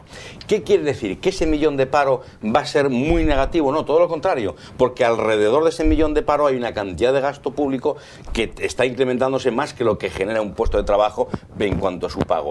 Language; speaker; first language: Spanish; native; Spanish